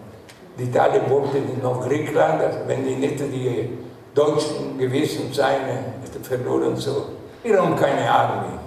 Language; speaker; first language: German; non-native, learner; Italian